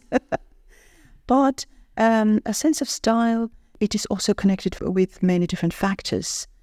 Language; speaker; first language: English; non-native, fluent; Armenian